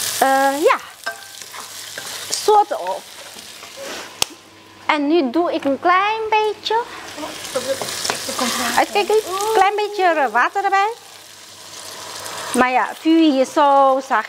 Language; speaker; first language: Dutch; non-native, fluent; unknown